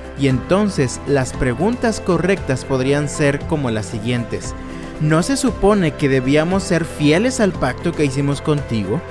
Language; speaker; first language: Spanish; native; Spanish